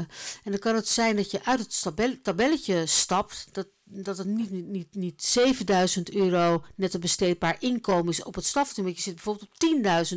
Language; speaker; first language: Dutch; native; Dutch